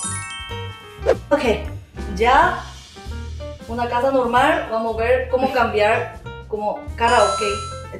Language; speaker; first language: Spanish; non-native, learner; Korean